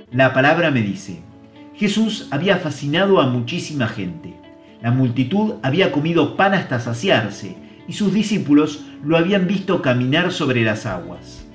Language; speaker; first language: Spanish; native; Spanish